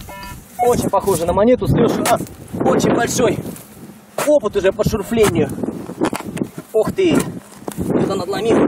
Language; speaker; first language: Russian; native; Russian